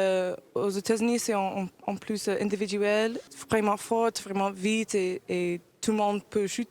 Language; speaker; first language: French; early bilingual, heritage; English